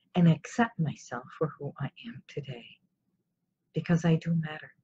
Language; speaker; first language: English; non-native, fluent; Armenian